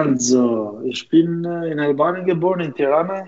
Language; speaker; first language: German; non-native, fluent; Albanian